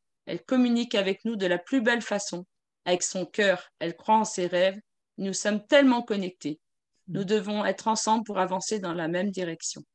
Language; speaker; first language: French; native; French